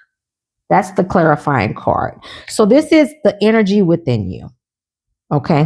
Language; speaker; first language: English; native; English